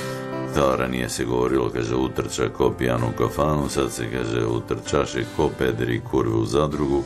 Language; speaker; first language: Serbian; native; Serbian